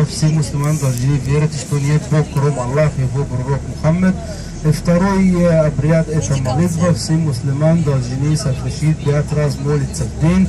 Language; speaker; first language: Russian; non-native, fluent; Arabic